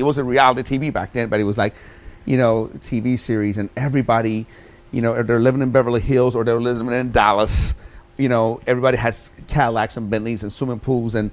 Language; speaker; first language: English; early bilingual, other home language; Persian